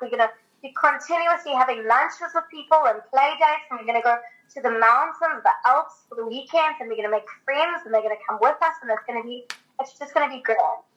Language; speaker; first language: English; native; English